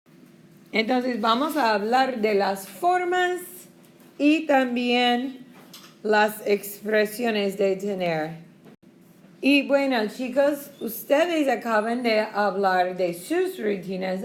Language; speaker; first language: Spanish; non-native, fluent; English